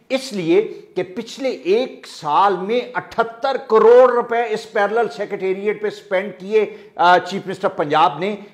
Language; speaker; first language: Urdu; native; Urdu